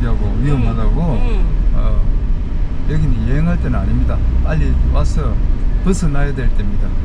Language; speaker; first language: Korean; native; Korean